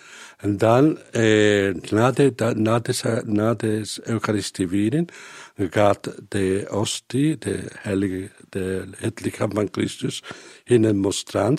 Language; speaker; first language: Dutch; non-native, learner; Spanish